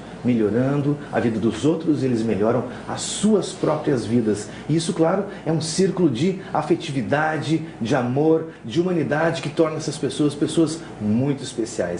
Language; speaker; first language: Portuguese; native; Portuguese